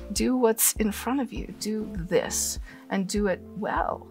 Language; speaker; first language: English; native; English